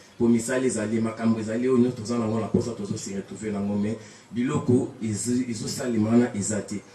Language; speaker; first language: Lingala; non-native, local second language; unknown